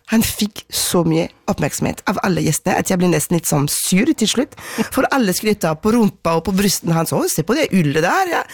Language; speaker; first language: Norwegian; non-native, fluent; French